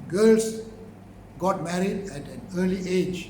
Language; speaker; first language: English; non-native, local second language; Tamil